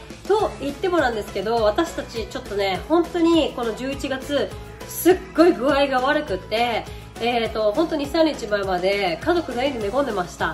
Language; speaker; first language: Japanese; native; Japanese